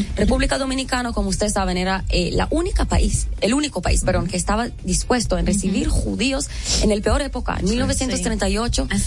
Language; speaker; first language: Spanish; non-native, fluent; Hebrew